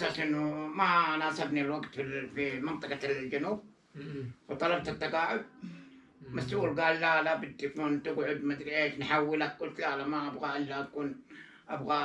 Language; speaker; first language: Arabic; native; Arabic